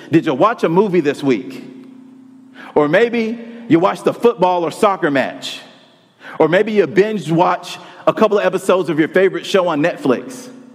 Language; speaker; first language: English; native; English